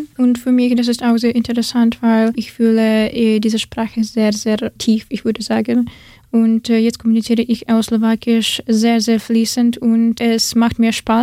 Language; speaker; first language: German; non-native, learner; Ukrainian